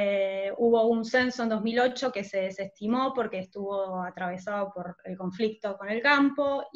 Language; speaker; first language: Spanish; native; Spanish